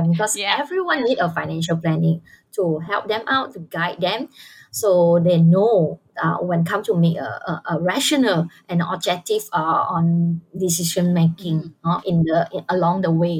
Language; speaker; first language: English; non-native, local second language; Chinese